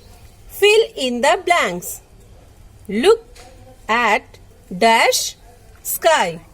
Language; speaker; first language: English; non-native, local second language; Hindi